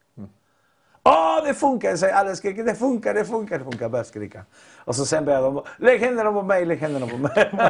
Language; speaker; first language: Swedish; non-native, fluent; Spanish